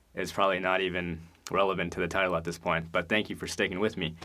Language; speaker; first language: English; native; English